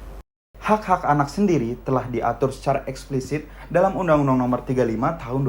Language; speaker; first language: Indonesian; native; Indonesian